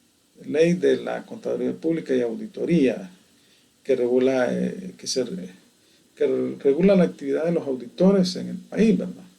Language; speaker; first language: Spanish; native; Spanish